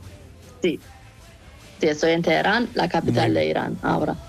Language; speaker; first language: Spanish; non-native, fluent; Persian